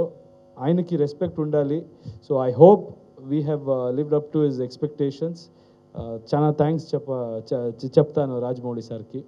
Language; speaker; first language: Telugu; non-native, learner; Kannada